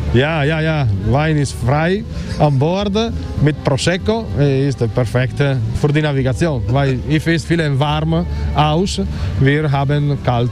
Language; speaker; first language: German; non-native, learner; Italian